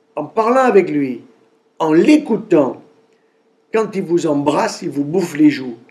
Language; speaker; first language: French; native; French